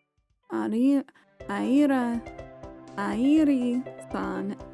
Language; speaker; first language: Japanese; non-native, learner; English